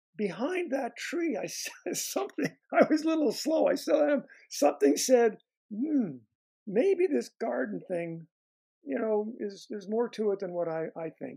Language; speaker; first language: English; native; English